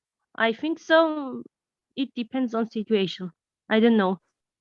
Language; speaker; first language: English; non-native, learner; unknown